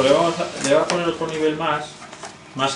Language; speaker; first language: Spanish; native; Spanish